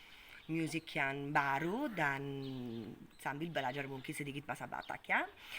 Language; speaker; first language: Indonesian; non-native, fluent; Italian